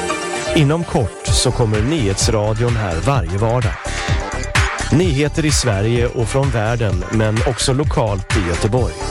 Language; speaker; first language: Swedish; native; Swedish